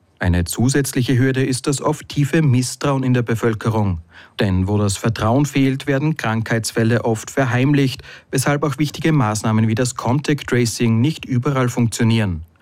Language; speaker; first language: German; native; German